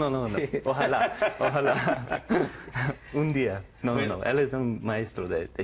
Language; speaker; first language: Spanish; non-native, learner; English